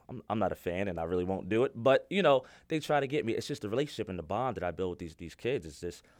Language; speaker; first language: English; native; English